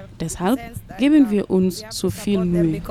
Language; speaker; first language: German; non-native, fluent; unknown